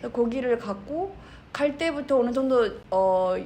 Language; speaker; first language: Korean; native; Korean